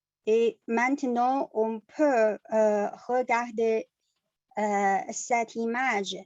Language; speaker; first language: French; non-native, learner; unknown